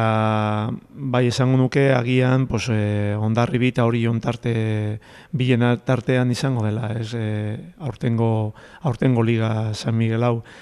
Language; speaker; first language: Basque; native; Basque